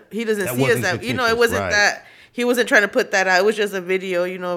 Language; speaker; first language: English; early bilingual, other home language; Spanish